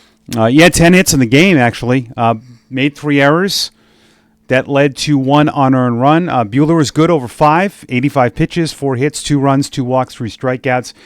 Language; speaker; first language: English; native; English